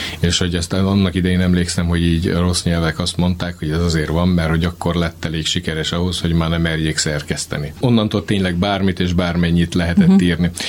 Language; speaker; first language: Hungarian; native; Hungarian